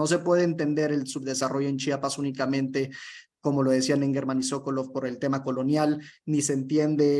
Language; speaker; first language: Spanish; native; Spanish